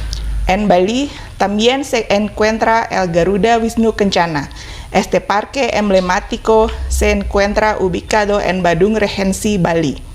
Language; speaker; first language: Spanish; non-native, fluent; Indonesian